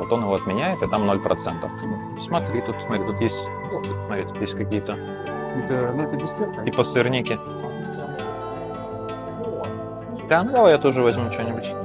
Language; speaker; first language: Russian; native; Russian